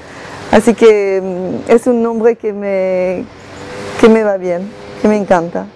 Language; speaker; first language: Spanish; non-native, fluent; French